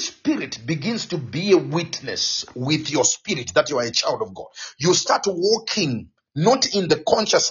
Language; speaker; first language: English; non-native, local second language; Shona